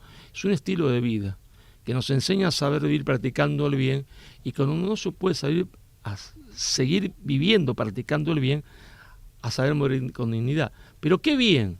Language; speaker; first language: Spanish; native; Spanish